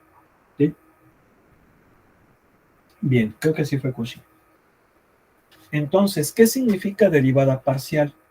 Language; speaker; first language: Spanish; native; Spanish